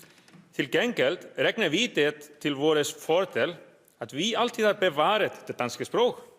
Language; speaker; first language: Danish; non-native, fluent; Icelandic